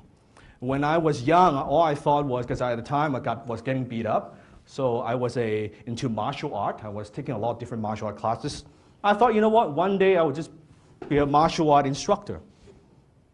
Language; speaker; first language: English; non-native, fluent; Cantonese